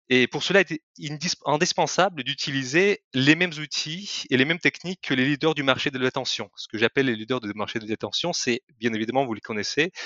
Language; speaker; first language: French; non-native, fluent; Russian